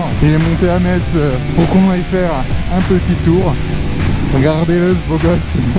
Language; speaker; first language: French; native; French